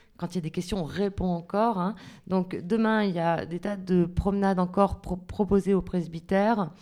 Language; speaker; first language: French; native; French